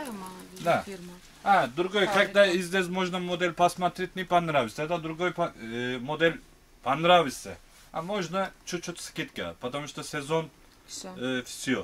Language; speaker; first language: Russian; non-native, learner; Turkish